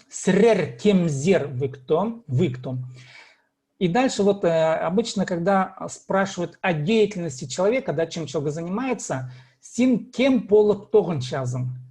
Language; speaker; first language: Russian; native; Russian